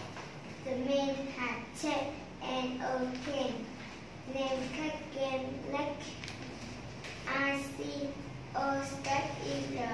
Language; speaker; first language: English; non-native, learner; Vietnamese